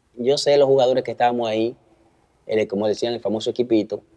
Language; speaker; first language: Spanish; native; Spanish